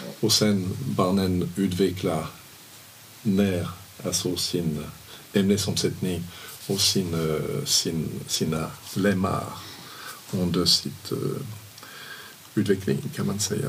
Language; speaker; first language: Swedish; non-native, fluent; French